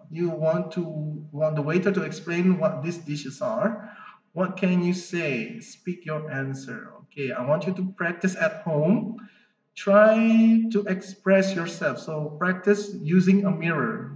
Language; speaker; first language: English; non-native, fluent; Indonesian